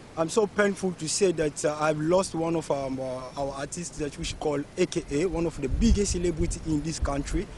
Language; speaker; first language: English; non-native, fluent; Lingala